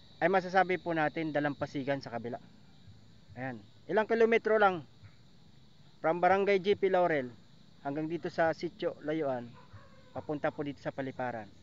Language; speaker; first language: Filipino; non-native, local second language; Bikol